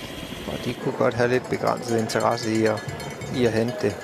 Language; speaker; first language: Danish; native; Danish